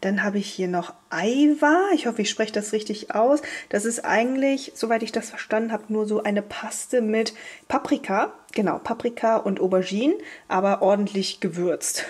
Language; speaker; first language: German; native; German